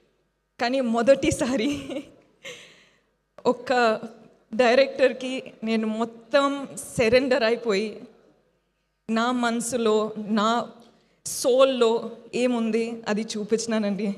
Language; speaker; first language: Telugu; non-native, fluent; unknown